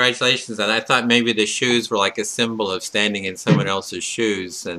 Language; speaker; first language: English; native; English